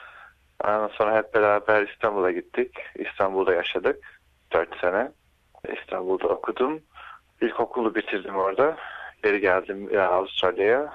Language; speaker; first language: Turkish; early bilingual, heritage; Turkish